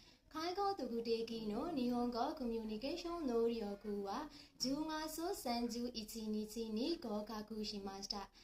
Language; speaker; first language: Japanese; non-native, learner; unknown